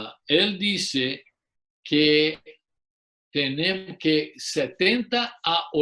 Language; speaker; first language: Spanish; non-native, fluent; English